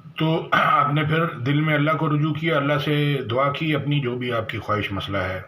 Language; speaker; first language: Urdu; native; Urdu